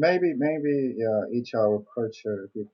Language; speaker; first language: English; non-native, learner; Korean